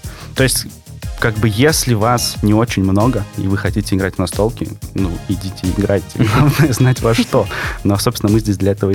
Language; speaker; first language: Russian; native; Russian